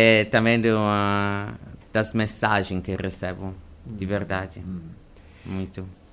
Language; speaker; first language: Portuguese; non-native, fluent; Italian